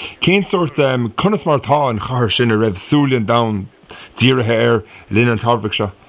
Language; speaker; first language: Irish; non-native, local second language; English